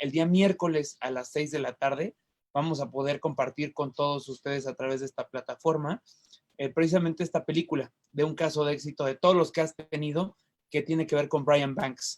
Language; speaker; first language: Spanish; native; Spanish